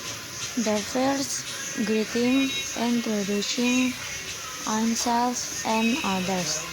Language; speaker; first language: English; non-native, learner; Indonesian